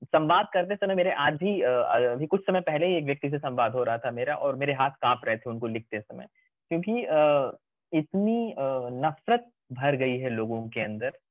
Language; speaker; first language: Hindi; native; Hindi